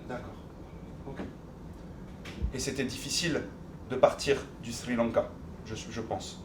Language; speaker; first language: French; native; French